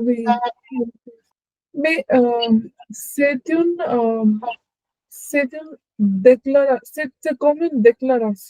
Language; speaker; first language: French; non-native, learner; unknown